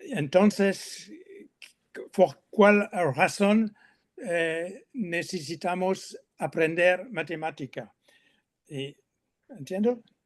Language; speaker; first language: Spanish; non-native, learner; French